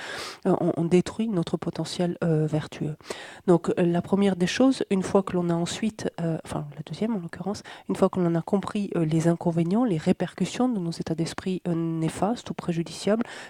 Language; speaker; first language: French; native; French